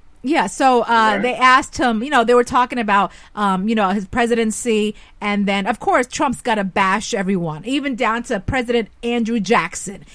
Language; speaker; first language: English; early bilingual, other home language; Spanish